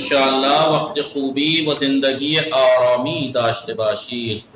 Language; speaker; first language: Persian; non-native, fluent; Urdu